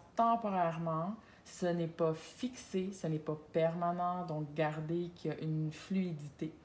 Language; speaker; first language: French; native; French